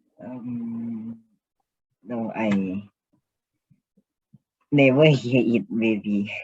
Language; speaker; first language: English; non-native, learner; Thai